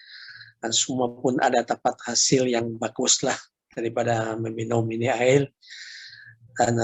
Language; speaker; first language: Indonesian; non-native, local second language; Chinese